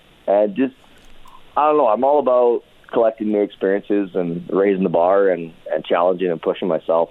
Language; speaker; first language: English; native; English